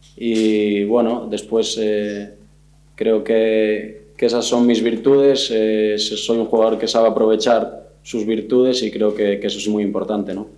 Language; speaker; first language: Spanish; native; Spanish